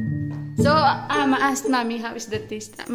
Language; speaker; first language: English; non-native, local second language; Filipino